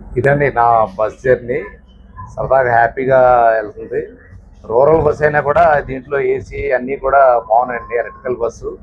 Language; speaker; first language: Telugu; native; Telugu